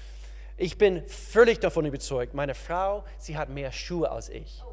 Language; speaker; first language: German; non-native, fluent; English